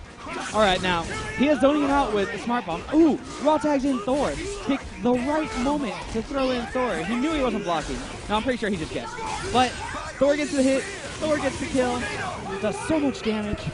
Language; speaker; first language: English; native; English